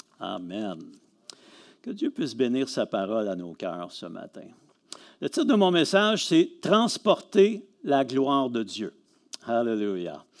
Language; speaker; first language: French; native; French